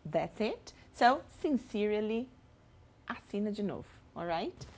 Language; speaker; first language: English; non-native, fluent; Portuguese